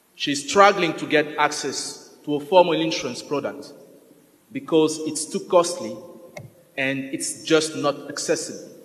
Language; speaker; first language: English; non-native, fluent; French